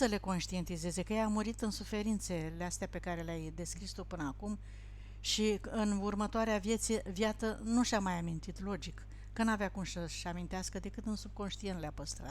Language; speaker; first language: Romanian; native; Romanian